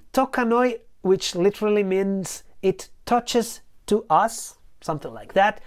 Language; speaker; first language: English; non-native, fluent; Italian